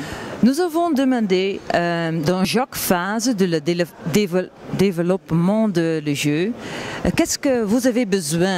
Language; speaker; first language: French; non-native, learner; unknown